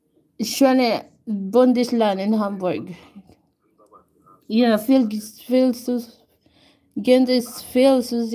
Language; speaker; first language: German; non-native, learner; Filipino